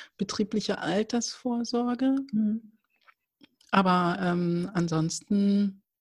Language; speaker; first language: German; early bilingual, other home language; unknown